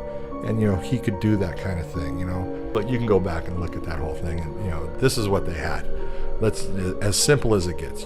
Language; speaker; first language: English; native; English